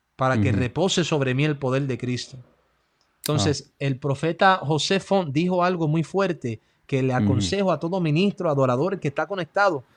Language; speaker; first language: Spanish; early bilingual, heritage; Spanish